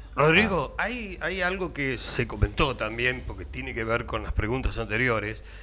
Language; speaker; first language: Spanish; native; Spanish